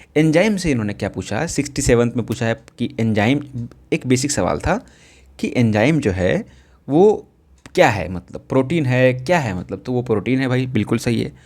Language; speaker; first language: Hindi; native; Hindi